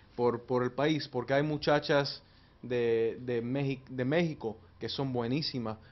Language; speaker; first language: Spanish; early bilingual, heritage; Spanish